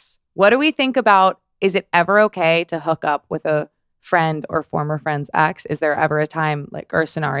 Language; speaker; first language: English; native; English